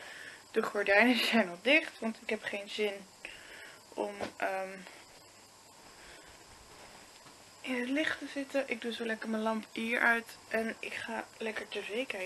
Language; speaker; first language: Dutch; native; Dutch